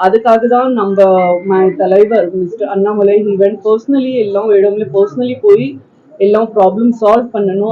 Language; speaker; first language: Tamil; non-native, learner; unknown